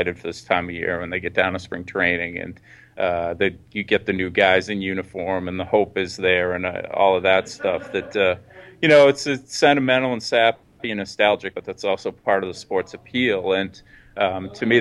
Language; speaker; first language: English; native; English